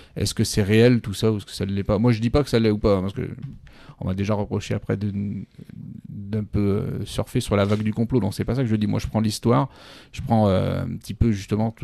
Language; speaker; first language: French; native; French